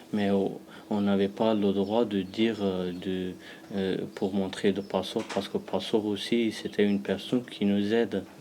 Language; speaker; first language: French; non-native, learner; Pashto